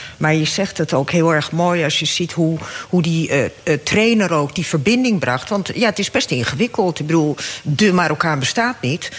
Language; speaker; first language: Dutch; early bilingual, other home language; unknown